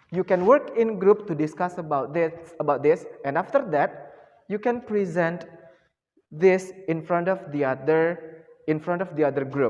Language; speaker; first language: English; non-native, fluent; Indonesian